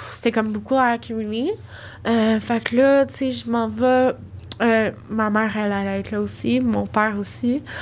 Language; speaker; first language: French; native; French